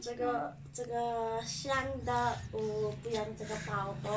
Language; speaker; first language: Chinese; non-native, learner; Nepali